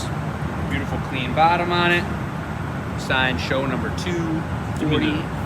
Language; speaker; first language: English; native; English